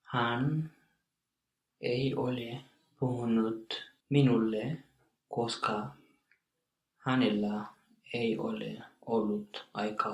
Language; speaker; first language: Finnish; non-native, learner; English